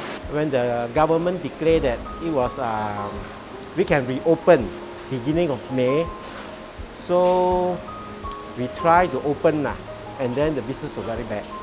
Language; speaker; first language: English; non-native, local second language; Chinese